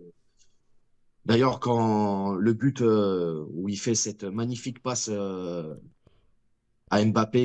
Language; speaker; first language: French; native; French